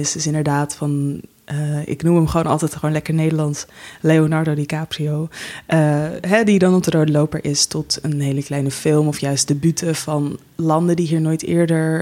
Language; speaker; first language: Dutch; native; Dutch